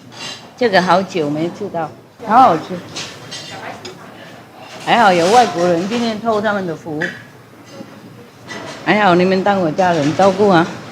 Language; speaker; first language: Chinese; non-native, fluent; Vietnamese